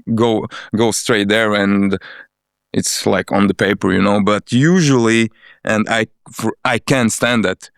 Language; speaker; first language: English; non-native, fluent; Latvian